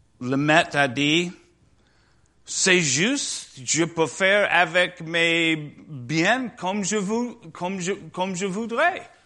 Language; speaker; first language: French; non-native, learner; English